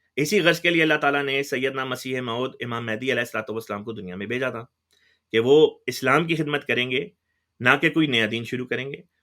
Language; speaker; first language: Urdu; native; Urdu